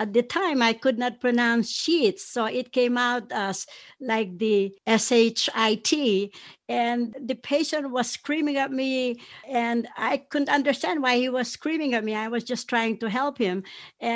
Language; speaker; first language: English; non-native, local second language; Pampanga